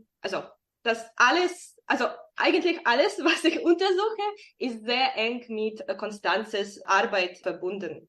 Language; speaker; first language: German; non-native, fluent; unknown